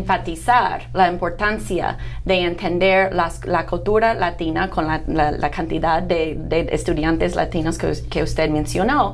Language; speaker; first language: Spanish; non-native, fluent; English